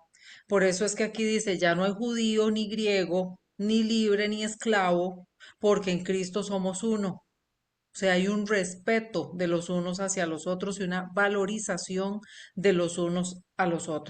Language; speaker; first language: Spanish; native; Spanish